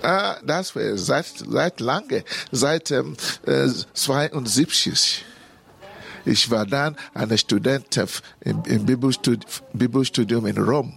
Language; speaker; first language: German; non-native, learner; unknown